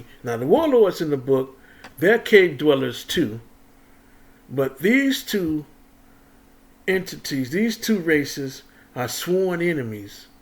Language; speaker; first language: English; native; English